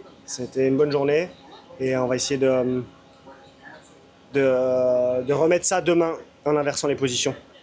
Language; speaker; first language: French; native; French